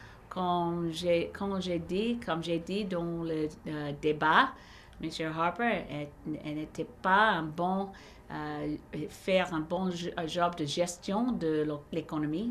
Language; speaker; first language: French; non-native, learner; English